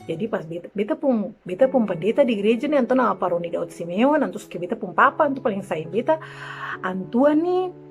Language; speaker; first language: Indonesian; native; Indonesian